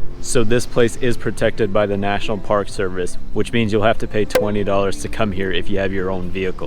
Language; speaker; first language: English; native; English